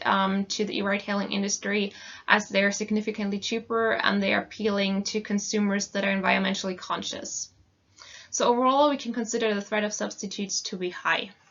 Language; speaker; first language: English; non-native, fluent; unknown